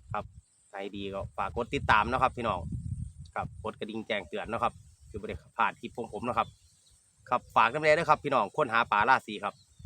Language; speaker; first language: Thai; native; Thai